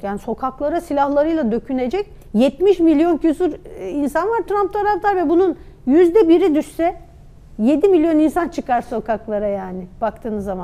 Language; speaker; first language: Turkish; native; Turkish